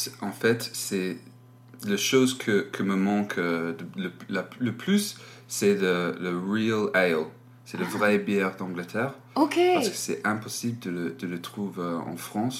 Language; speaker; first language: French; non-native, learner; English